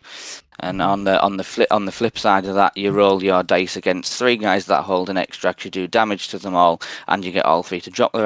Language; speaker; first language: English; native; English